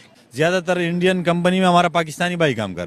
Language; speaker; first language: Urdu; non-native, local second language; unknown